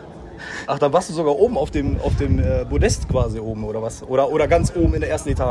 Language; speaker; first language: German; native; German